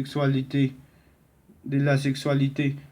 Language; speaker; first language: French; non-native, learner; Spanish